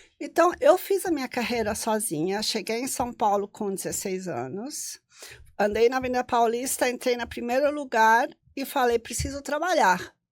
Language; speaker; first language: Portuguese; non-native, local second language; German